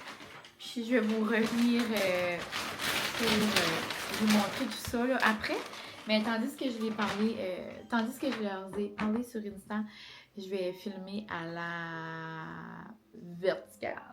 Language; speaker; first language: French; native; French